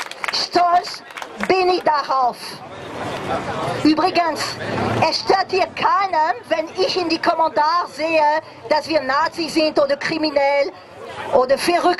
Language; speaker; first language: German; non-native, fluent; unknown